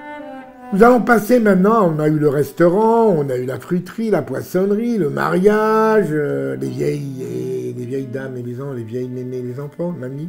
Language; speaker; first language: French; native; French